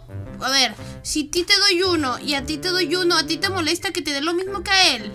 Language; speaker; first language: Spanish; native; Spanish